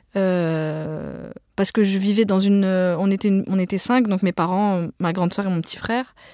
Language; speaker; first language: French; early bilingual, other home language; Arabic